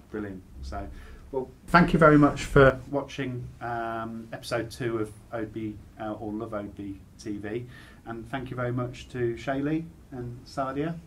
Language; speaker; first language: English; native; English